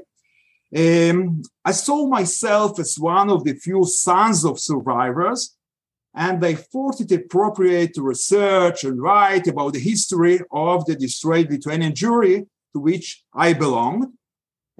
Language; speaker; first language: English; non-native, fluent; Yiddish